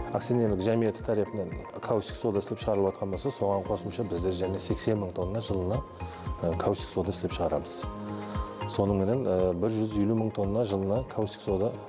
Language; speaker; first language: Uzbek; non-native, local second language; Kara-Kalpak